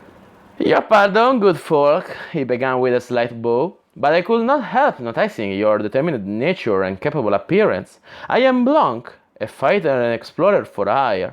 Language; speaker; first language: English; non-native, fluent; Italian